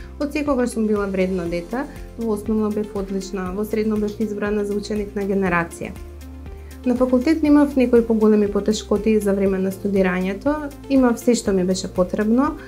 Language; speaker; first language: Macedonian; early bilingual, other home language; Croatian